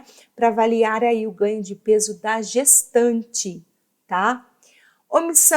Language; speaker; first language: Portuguese; native; Portuguese